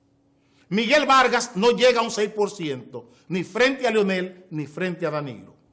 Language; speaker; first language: Spanish; native; Spanish